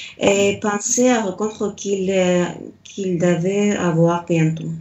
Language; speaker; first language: French; non-native, learner; Russian